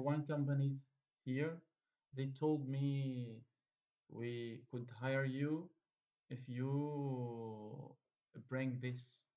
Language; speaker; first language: English; non-native, fluent; Arabic